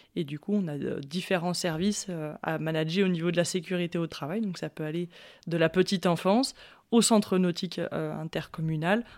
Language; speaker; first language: French; native; French